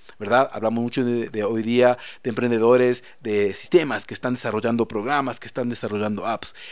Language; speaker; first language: Spanish; native; Spanish